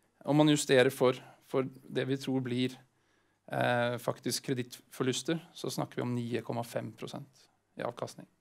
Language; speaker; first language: Swedish; non-native, fluent; Norwegian